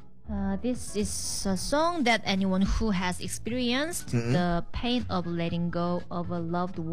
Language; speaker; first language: English; non-native, learner; Korean